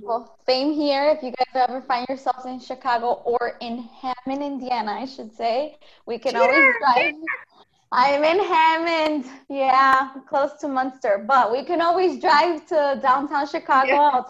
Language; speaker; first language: English; native; English